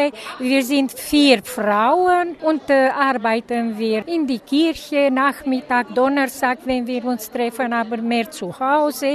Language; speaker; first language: German; non-native, local second language; Romanian